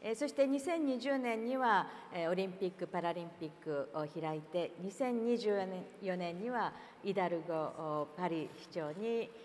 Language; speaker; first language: Japanese; native; Japanese